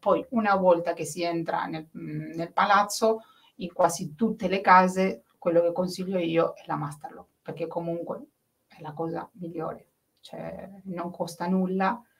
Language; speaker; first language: Italian; non-native, fluent; Spanish